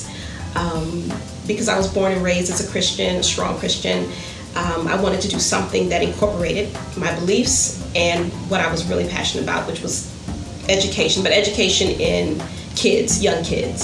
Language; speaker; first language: English; native; English